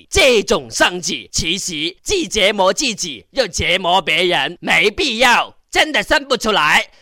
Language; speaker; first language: Chinese; non-native, local second language; Cantonese